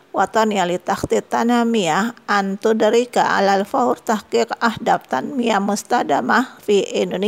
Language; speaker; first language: Arabic; non-native, fluent; Indonesian